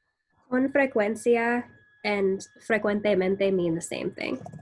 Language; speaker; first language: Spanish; non-native, fluent; English